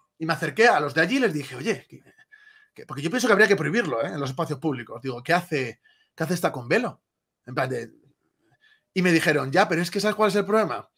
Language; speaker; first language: Spanish; native; Spanish